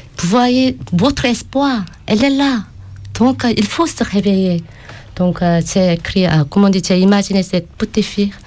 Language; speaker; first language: French; non-native, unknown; Korean